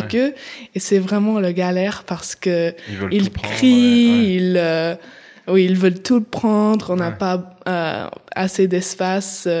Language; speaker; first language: French; early bilingual, heritage; English